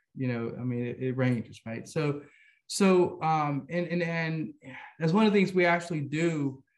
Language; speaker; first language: English; native; English